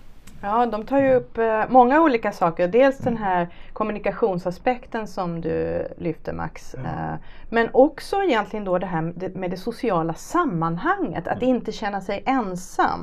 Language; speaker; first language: Swedish; native; Swedish